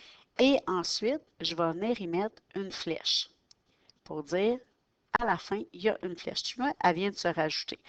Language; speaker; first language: French; native; French